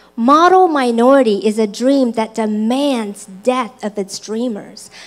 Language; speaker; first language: English; early bilingual, other home language; Chinese